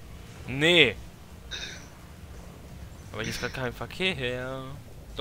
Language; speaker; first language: German; native; German